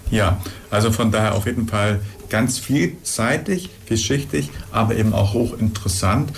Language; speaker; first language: German; native; German